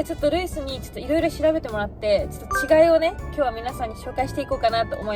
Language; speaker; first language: Japanese; native; Japanese